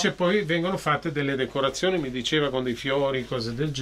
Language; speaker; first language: Italian; native; Italian